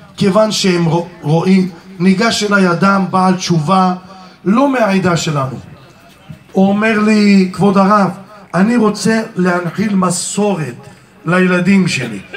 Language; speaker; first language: Hebrew; early bilingual, other home language; Arabic